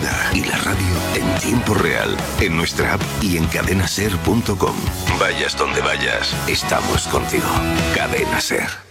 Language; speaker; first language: Spanish; native; Spanish